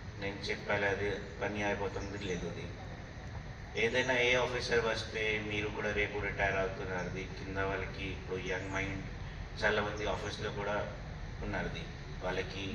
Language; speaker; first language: Telugu; non-native, local second language; Hindi